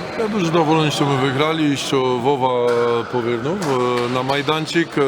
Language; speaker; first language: Ukrainian; non-native, learner; Polish